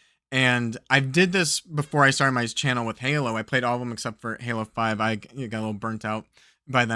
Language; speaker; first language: English; native; English